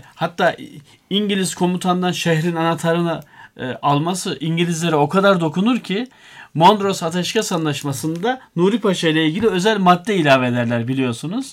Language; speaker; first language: Turkish; native; Turkish